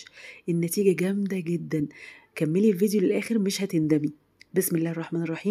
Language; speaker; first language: Arabic; native; Arabic